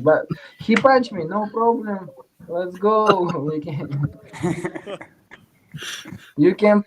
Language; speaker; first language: English; non-native, learner; Uzbek